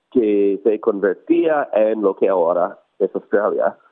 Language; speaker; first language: Spanish; non-native, fluent; English